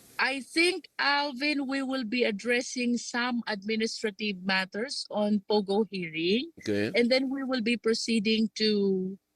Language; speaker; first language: Filipino; native; Filipino